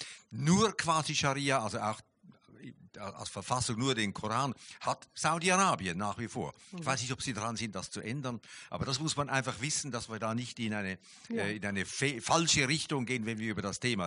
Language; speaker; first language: German; native; German